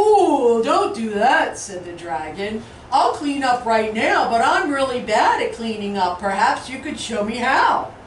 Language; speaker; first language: English; native; English